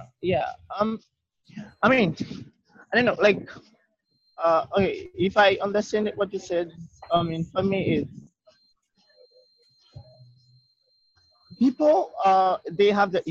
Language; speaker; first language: English; non-native, fluent; Haitian Creole